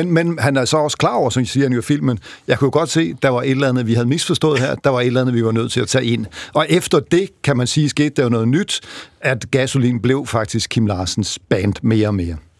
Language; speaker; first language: Danish; native; Danish